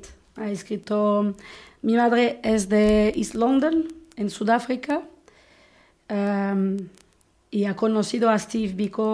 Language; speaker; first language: Spanish; non-native, fluent; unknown